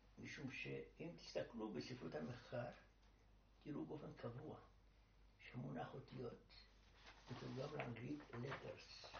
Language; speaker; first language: Hebrew; non-native, fluent; Romanian